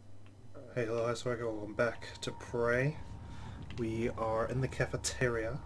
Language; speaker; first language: English; native; English